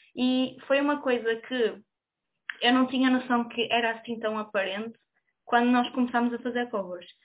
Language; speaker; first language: Portuguese; native; Portuguese